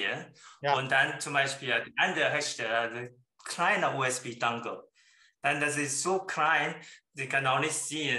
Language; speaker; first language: German; non-native, learner; Chinese